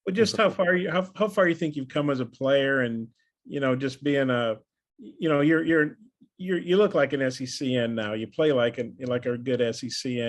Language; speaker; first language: English; native; English